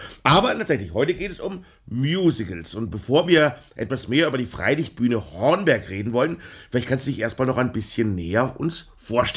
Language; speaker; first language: German; native; German